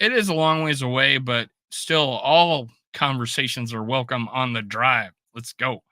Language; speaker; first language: English; native; English